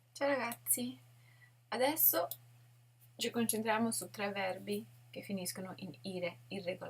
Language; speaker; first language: Italian; non-native, fluent; English